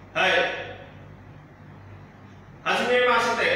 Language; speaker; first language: Japanese; non-native, learner; Vietnamese